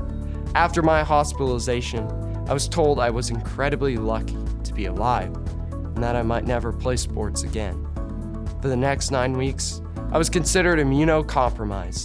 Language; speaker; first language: English; native; English